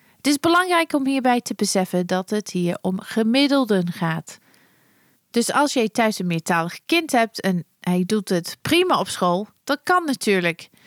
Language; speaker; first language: Dutch; non-native, fluent; English